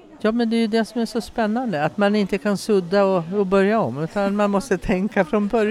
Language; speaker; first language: Swedish; native; Swedish